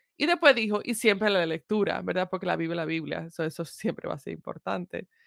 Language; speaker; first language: Spanish; early bilingual, heritage; Spanish